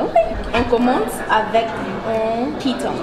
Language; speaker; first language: French; non-native, learner; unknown